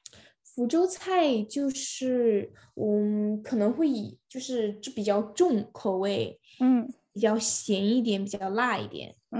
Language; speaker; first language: Chinese; early bilingual, other home language; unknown